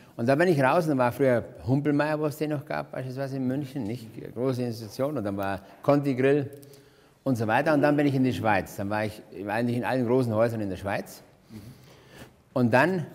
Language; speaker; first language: German; native; German